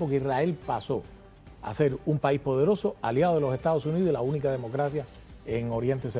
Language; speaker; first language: Spanish; native; Spanish